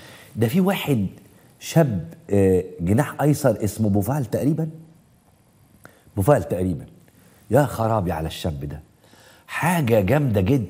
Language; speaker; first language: Arabic; native; Arabic